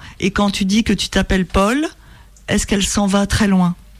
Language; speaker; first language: French; native; French